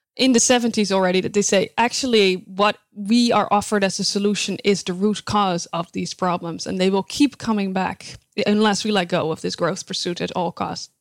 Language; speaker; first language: English; non-native, fluent; Dutch